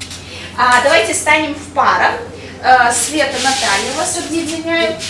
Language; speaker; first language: Russian; native; Russian